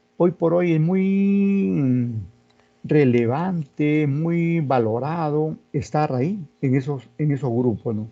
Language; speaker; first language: Spanish; native; Spanish